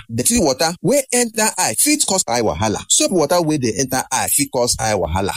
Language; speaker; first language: Nigerian Pidgin; native; Nigerian Pidgin